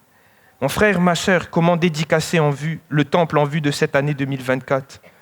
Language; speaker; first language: French; native; French